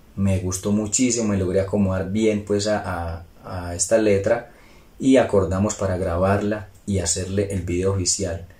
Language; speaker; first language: Spanish; native; Spanish